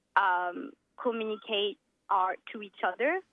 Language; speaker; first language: English; early bilingual, heritage; French